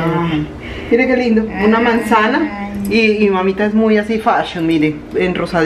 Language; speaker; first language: Spanish; native; Spanish